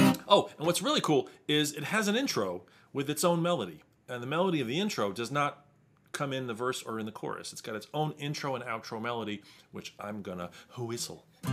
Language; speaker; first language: English; early bilingual, other home language; Ukrainian